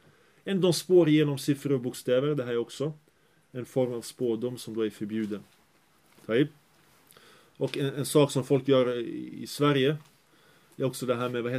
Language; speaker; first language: Swedish; early bilingual, other home language; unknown